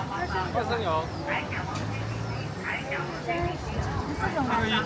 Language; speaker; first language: Chinese; native; Chinese